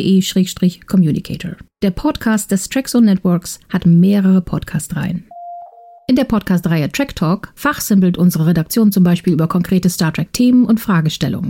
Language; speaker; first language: German; native; German